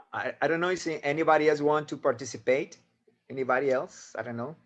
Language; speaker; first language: English; non-native, fluent; Spanish